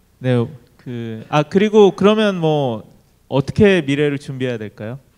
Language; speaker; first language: Korean; native; Korean